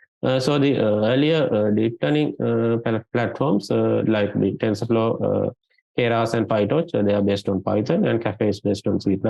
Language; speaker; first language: English; non-native, local second language; Sinhala